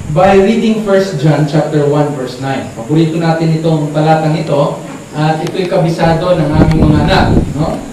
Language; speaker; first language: Filipino; native; Filipino